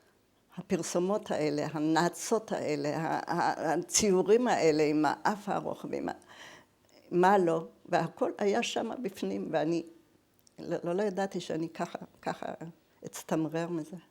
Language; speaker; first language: Hebrew; early bilingual, other home language; German